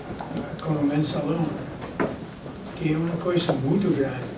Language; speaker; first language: Portuguese; non-native, fluent; Spanish